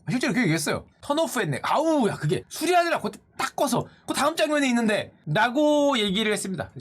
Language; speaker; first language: Korean; native; Korean